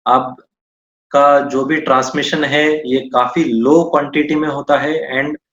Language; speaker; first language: Hindi; non-native, local second language; Marathi